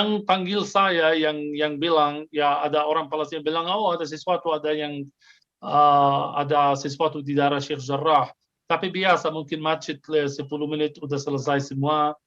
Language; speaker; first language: Indonesian; non-native, fluent; Arabic